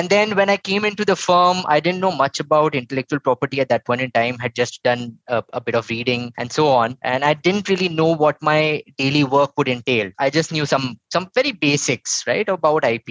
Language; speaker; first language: English; non-native, local second language; Hindi